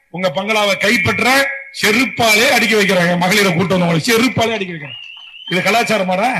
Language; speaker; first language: Tamil; native; Tamil